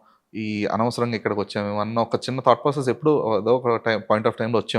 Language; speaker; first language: Telugu; native; Telugu